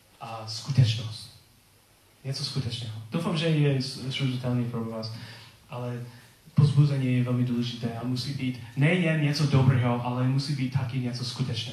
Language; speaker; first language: Czech; non-native, learner; English